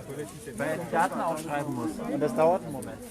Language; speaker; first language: German; native; German